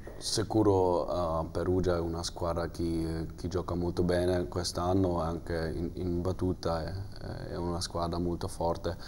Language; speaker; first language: Italian; non-native, learner; German